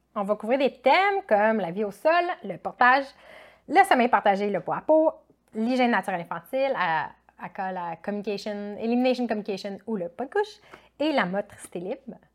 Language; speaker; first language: French; native; French